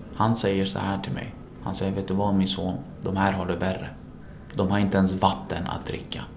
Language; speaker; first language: Swedish; early bilingual, other home language; Kurdish